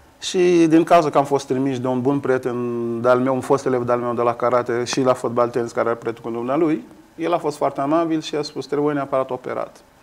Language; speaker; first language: Romanian; non-native, fluent; Kabuverdianu